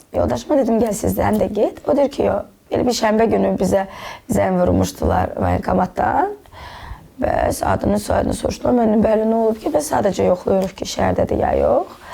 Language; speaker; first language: Azerbaijani; non-native, local second language; Russian